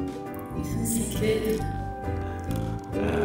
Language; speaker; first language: Spanish; early bilingual, other home language; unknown